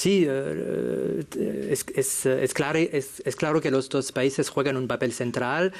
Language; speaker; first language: Spanish; non-native, fluent; French